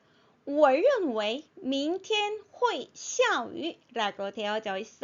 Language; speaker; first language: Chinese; non-native, fluent; Korean